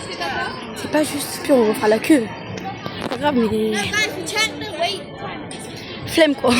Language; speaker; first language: French; native; French